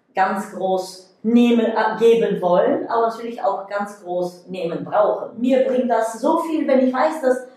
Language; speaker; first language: German; non-native, fluent; Bulgarian